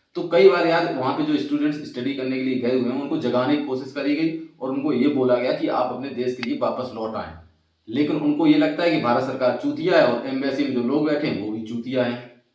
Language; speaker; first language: Hindi; native; Hindi